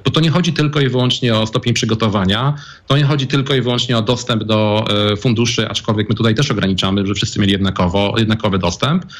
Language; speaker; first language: Polish; native; Polish